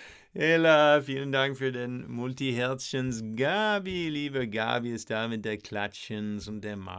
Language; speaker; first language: German; non-native, learner; English